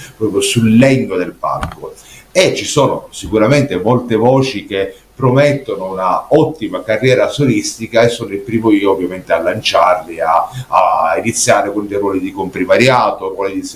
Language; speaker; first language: Italian; native; Italian